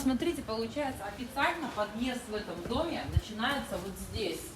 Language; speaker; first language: Russian; native; Russian